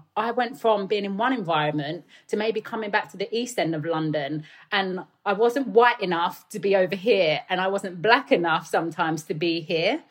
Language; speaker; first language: English; native; English